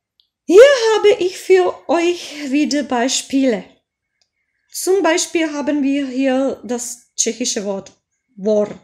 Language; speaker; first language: German; non-native, fluent; Czech